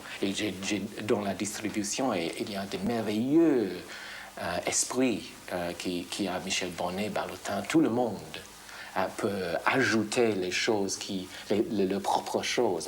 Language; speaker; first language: French; non-native, fluent; English